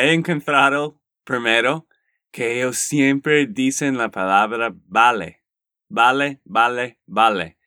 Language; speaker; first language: Spanish; non-native, learner; English